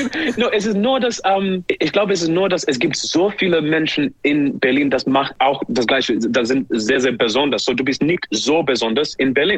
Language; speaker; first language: German; non-native, learner; English